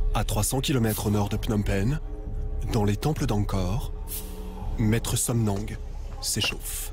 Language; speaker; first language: French; native; French